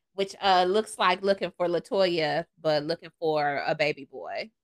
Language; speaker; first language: English; native; English